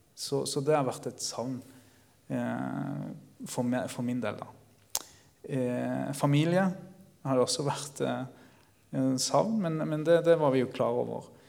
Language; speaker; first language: Norwegian; early bilingual, other home language; Spanish